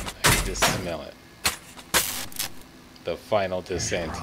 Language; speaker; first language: English; native; English